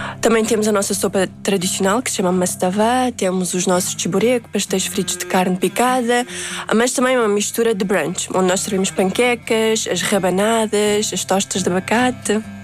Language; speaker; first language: Portuguese; early bilingual, other home language; Uzbek